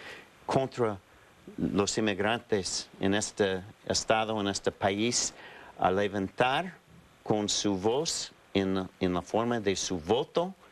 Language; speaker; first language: Spanish; non-native, fluent; English